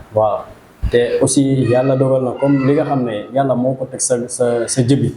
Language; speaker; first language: Wolof; non-native, local second language; Serer